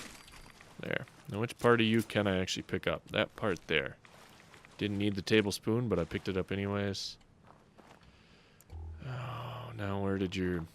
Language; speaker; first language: English; native; English